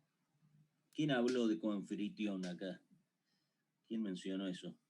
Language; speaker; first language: Spanish; native; Spanish